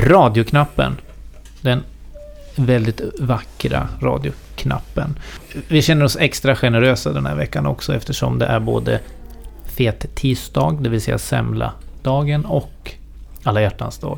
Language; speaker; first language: Swedish; native; Swedish